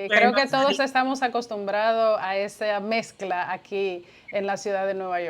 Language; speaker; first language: Spanish; native; Spanish